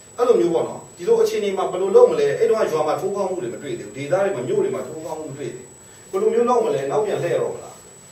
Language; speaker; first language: Burmese; non-native, local second language; Hakha Chin